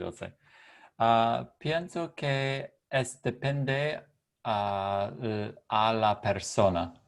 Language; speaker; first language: Spanish; non-native, learner; English